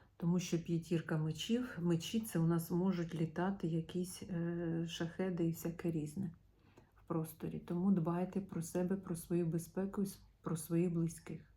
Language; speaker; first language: Ukrainian; non-native, local second language; Russian